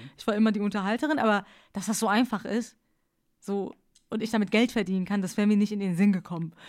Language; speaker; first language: German; early bilingual, other home language; Persian